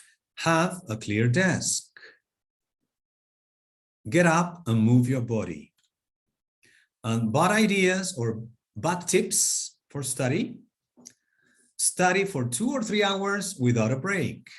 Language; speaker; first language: English; non-native, fluent; Spanish